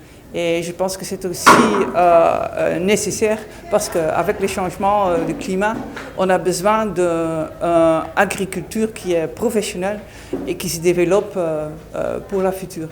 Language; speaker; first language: French; non-native, fluent; Dutch